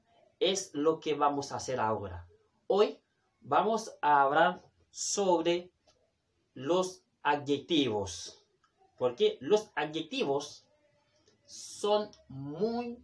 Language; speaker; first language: Spanish; non-native, fluent; Haitian Creole